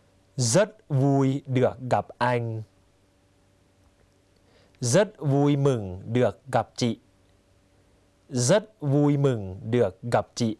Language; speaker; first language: Vietnamese; non-native, fluent; Thai